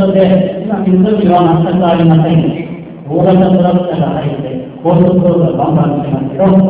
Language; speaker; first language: Japanese; native; Japanese